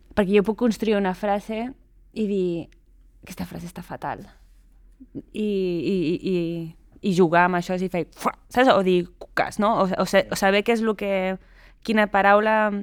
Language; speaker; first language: Catalan; non-native, local second language; Spanish